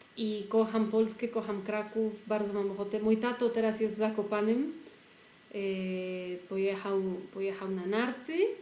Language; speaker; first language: Polish; early bilingual, heritage; Polish